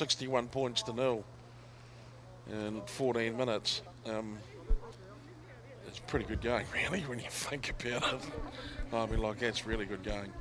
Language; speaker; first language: English; native; English